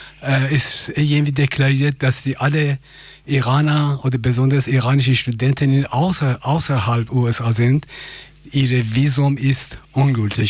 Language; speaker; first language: German; non-native, fluent; Persian